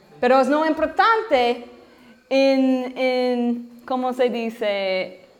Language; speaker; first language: Spanish; non-native, learner; English